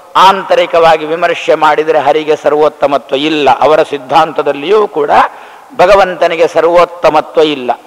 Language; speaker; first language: Kannada; non-native, local second language; Tulu